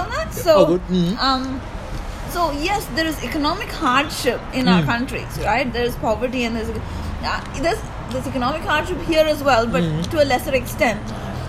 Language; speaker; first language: English; non-native, local second language; Malayalam